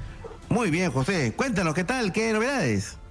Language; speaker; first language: Spanish; native; Spanish